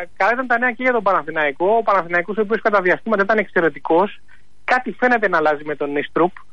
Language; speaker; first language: Greek; native; Greek